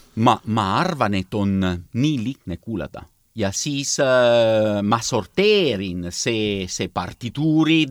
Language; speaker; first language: Estonian; non-native, learner; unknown